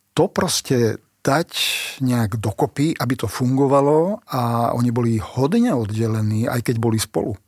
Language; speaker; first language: Slovak; non-native, local second language; Hungarian